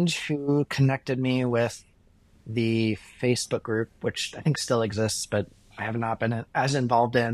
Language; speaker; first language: English; native; English